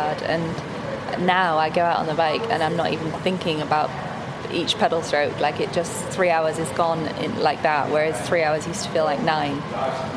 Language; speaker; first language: English; native; English